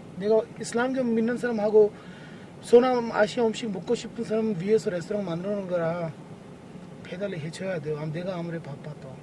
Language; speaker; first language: Korean; non-native, fluent; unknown